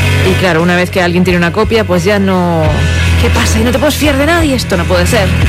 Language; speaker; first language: Spanish; native; Spanish